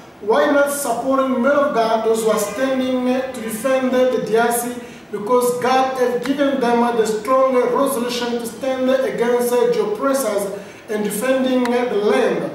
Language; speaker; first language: English; non-native, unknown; Lingala